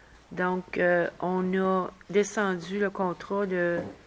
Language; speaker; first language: French; native; French